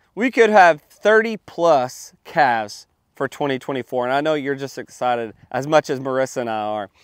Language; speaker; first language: English; native; English